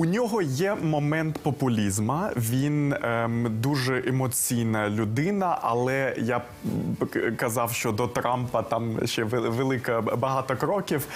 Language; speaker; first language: Ukrainian; early bilingual, heritage; Ukrainian